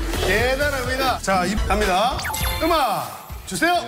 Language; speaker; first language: Korean; native; Korean